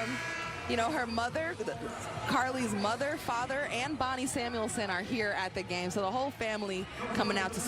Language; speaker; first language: English; native; English